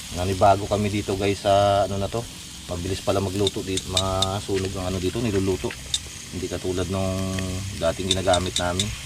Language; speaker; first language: Filipino; non-native, local second language; Waray